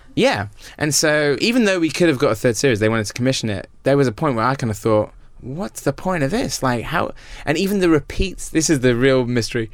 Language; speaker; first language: English; native; English